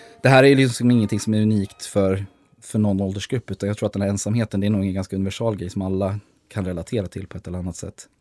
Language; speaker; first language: Swedish; native; Swedish